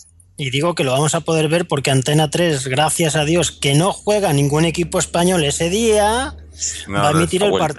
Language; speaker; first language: Spanish; native; Spanish